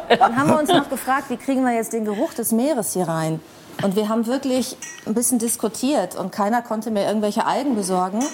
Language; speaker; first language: German; native; German